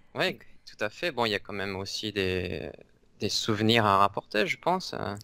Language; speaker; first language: French; native; French